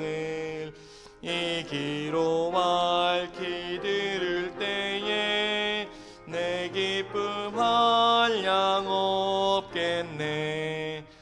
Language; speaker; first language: Korean; native; Korean